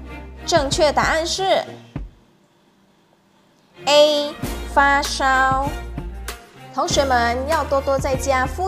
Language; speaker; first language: Chinese; non-native, fluent; Indonesian